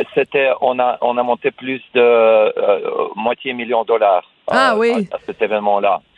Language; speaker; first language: French; non-native, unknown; Russian